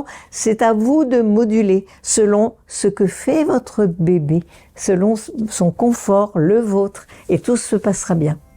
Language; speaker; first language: French; native; French